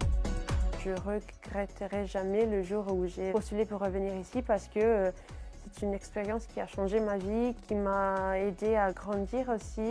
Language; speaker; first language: French; non-native, fluent; Italian